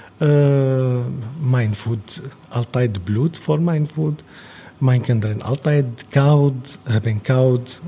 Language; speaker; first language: Dutch; non-native, learner; Arabic